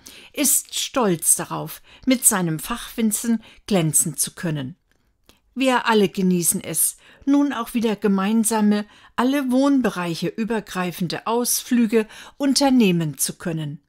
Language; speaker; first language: German; native; German